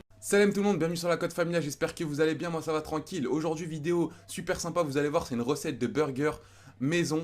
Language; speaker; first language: French; native; French